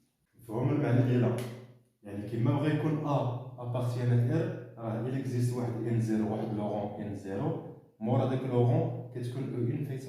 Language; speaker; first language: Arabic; native; Arabic